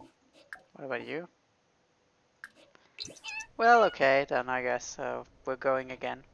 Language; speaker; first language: English; non-native, fluent; German